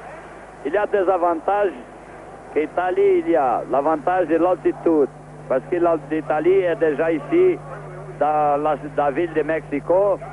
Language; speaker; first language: French; non-native, fluent; Portuguese